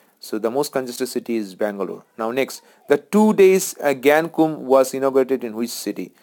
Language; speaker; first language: English; non-native, local second language; Bangla